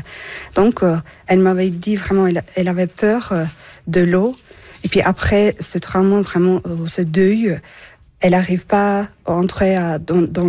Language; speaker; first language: French; non-native, fluent; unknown